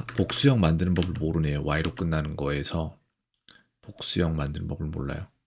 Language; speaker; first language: Korean; native; Korean